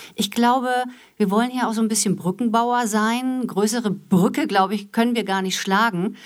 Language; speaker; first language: German; native; German